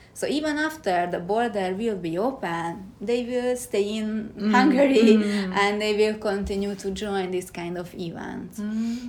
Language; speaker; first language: English; non-native, fluent; Hungarian